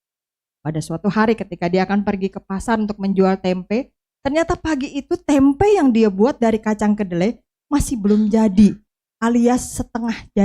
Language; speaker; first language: Indonesian; native; Indonesian